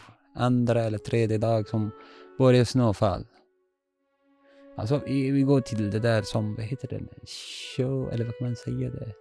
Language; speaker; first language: Swedish; non-native, learner; Arabic